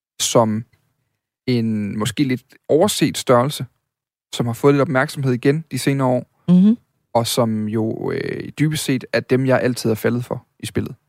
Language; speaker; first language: Danish; native; Danish